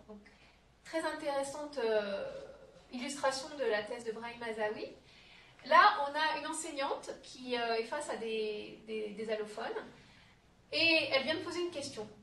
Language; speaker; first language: French; native; French